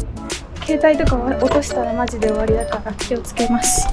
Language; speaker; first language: Japanese; native; Japanese